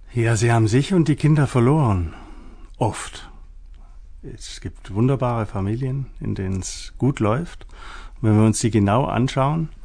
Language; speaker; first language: German; native; German